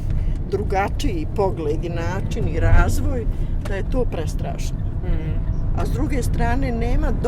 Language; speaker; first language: Bosnian; native; Bosnian